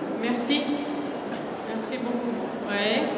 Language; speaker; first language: French; non-native, fluent; German